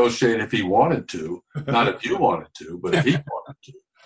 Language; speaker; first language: English; native; English